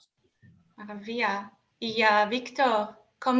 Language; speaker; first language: Spanish; non-native, learner; English